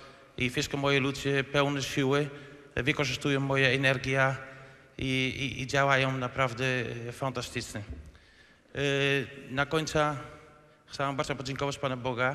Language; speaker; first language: Polish; non-native, fluent; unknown